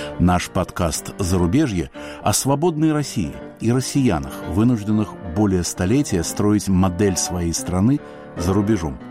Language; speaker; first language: Russian; native; Russian